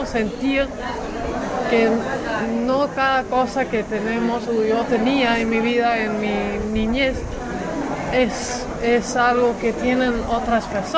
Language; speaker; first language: Spanish; non-native, fluent; Dutch